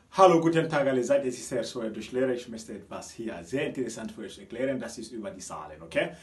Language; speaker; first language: German; non-native, fluent; French